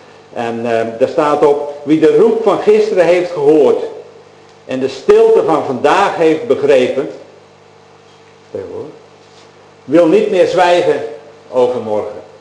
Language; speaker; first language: Dutch; native; Dutch